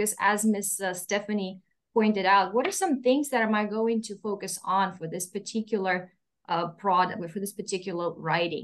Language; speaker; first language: English; non-native, fluent; Russian